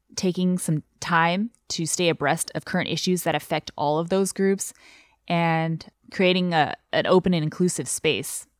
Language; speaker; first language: English; non-native, fluent; Chinese